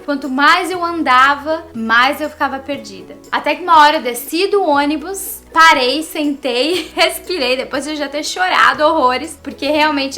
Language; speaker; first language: Portuguese; native; Portuguese